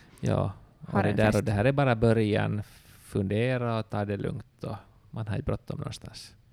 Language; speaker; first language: Swedish; native; Swedish